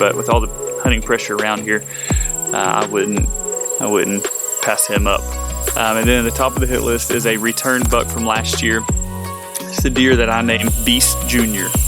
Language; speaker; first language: English; native; English